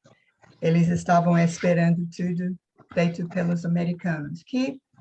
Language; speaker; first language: Portuguese; non-native, fluent; English